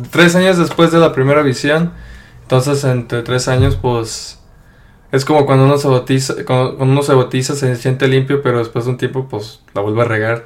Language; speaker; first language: Spanish; early bilingual, heritage; Spanish